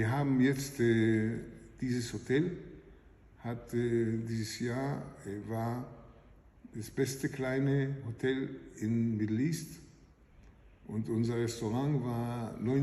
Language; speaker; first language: German; non-native, fluent; Hebrew